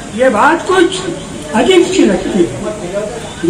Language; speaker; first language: Hindi; non-native, local second language; Marathi